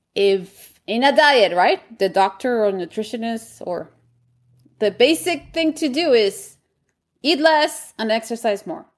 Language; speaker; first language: English; non-native, fluent; Spanish